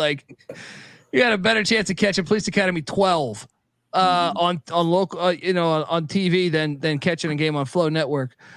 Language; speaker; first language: English; native; English